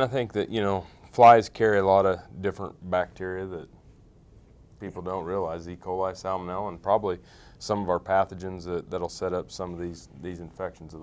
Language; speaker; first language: English; native; English